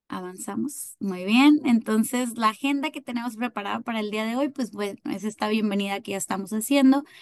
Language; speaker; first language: Spanish; native; Spanish